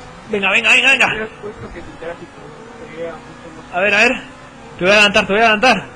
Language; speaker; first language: Spanish; native; Spanish